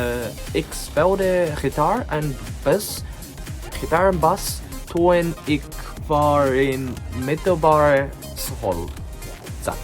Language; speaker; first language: Dutch; non-native, learner; Japanese